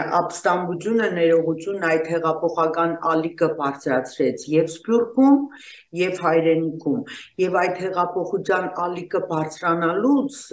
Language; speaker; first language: Armenian; native; Armenian